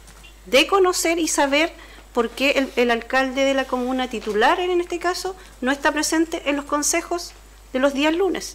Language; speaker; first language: Spanish; native; Spanish